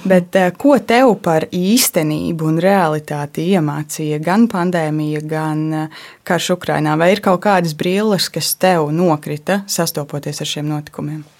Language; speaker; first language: Latvian; native; Latvian